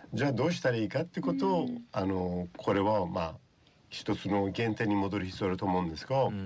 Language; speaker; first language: Japanese; non-native, fluent; Persian